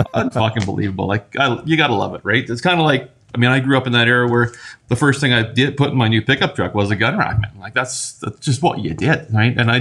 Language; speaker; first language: English; native; English